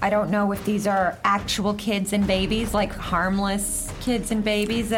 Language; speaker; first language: English; native; English